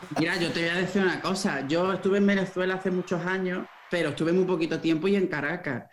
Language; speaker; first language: Spanish; native; Spanish